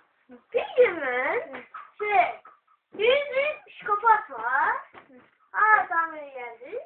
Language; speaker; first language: Turkish; non-native, learner; Azerbaijani